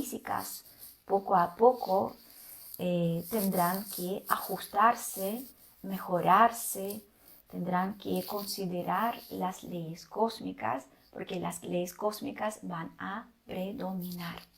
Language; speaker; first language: Spanish; non-native, fluent; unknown